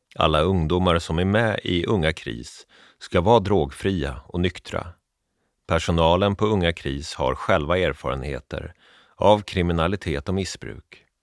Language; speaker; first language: Swedish; native; Swedish